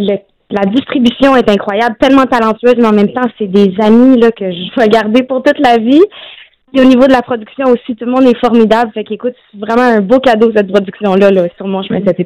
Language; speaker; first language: French; native; French